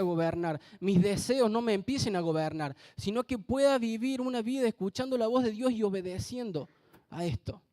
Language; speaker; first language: Spanish; native; Spanish